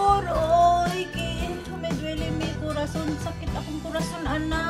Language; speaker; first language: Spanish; non-native, learner; Cebuano